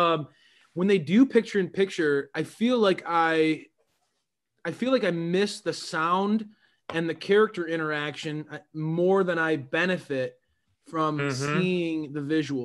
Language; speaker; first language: English; native; English